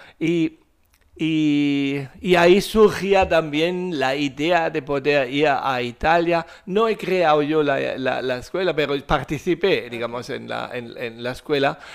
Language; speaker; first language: Spanish; non-native, fluent; German